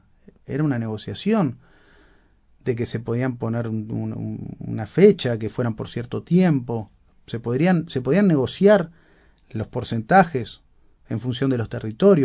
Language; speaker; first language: Spanish; native; Spanish